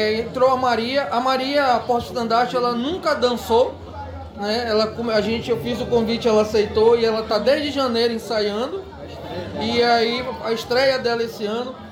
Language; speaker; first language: Portuguese; native; Portuguese